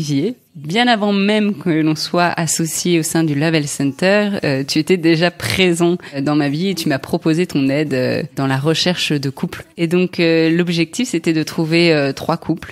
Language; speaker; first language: French; native; French